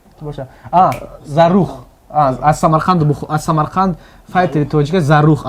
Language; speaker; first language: Persian; native; Persian